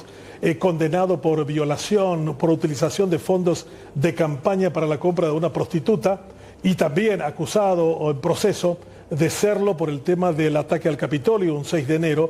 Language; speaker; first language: Spanish; native; Spanish